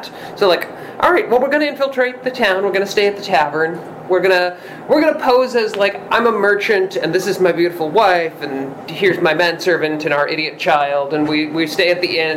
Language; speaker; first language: English; native; English